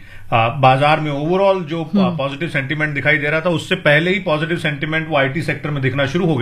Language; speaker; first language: Hindi; native; Hindi